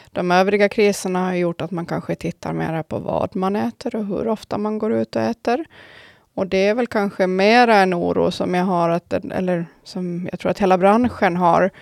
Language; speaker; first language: Swedish; native; Swedish